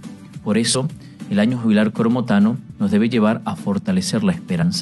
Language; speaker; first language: Spanish; native; Spanish